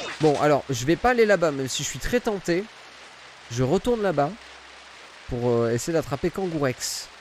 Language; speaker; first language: French; native; French